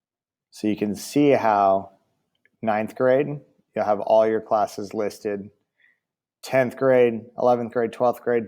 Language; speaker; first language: English; native; English